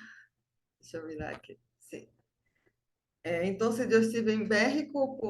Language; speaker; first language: Portuguese; non-native, fluent; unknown